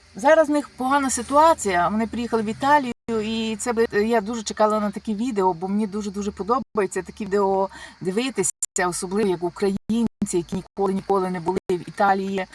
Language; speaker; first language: Ukrainian; native; Ukrainian